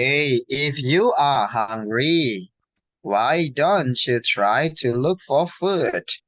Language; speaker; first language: English; non-native, fluent; Indonesian